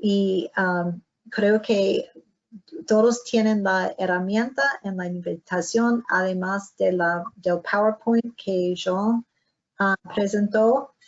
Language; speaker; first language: Spanish; non-native, fluent; English